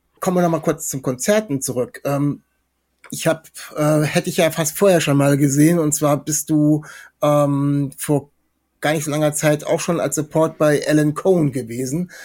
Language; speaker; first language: German; native; German